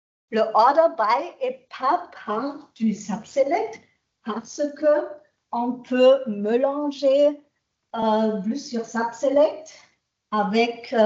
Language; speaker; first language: French; non-native, fluent; German